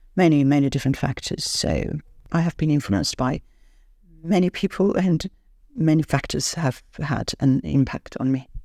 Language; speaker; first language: English; non-native, fluent; Armenian